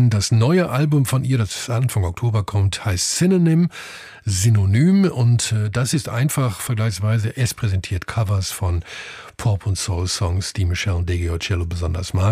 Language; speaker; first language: German; native; German